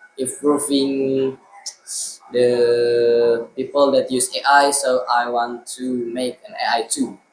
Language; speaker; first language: English; non-native, learner; Indonesian